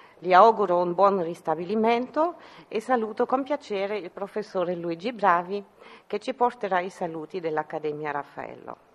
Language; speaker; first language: Italian; non-native, fluent; German